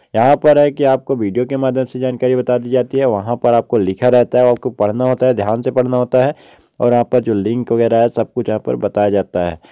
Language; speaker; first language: Hindi; native; Hindi